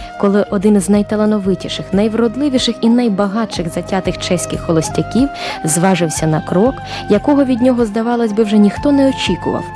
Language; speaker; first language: Ukrainian; native; Ukrainian